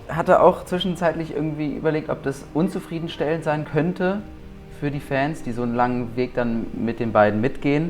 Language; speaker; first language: German; native; German